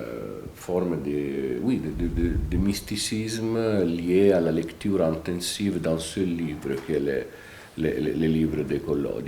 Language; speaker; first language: French; non-native, fluent; Italian